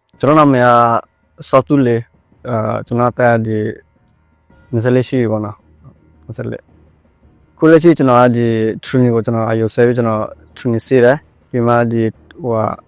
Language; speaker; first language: Burmese; non-native, local second language; S'gaw Karen